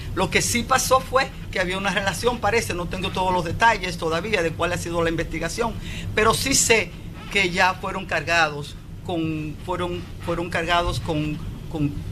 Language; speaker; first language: Spanish; native; Spanish